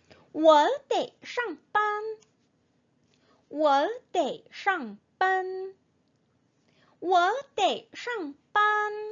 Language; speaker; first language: Chinese; non-native, fluent; Korean